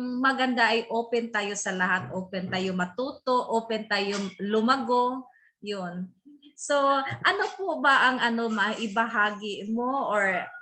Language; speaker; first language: Filipino; native; Filipino